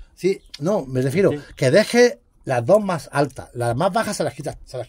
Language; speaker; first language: Spanish; native; Spanish